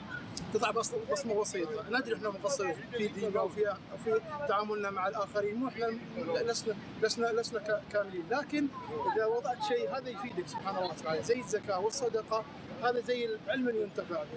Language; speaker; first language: Arabic; native; Arabic